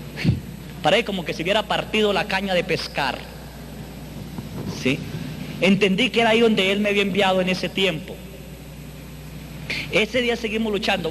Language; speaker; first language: Spanish; native; Spanish